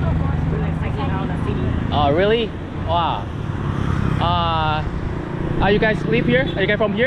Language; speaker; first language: English; non-native, learner; Thai